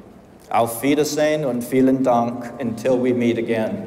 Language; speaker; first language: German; non-native, fluent; English